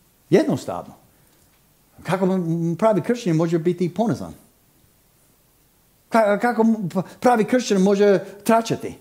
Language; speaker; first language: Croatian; non-native, fluent; English